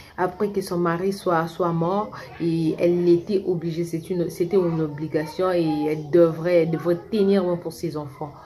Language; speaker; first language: French; non-native, local second language; Lingala